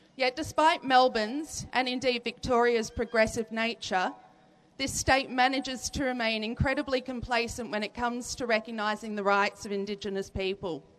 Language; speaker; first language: English; native; English